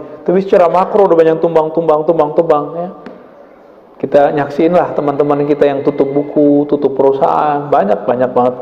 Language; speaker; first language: Indonesian; native; Indonesian